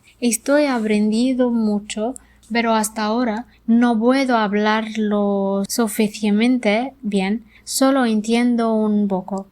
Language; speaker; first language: Spanish; non-native, learner; Arabic